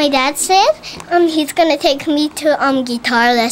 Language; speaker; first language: English; native; English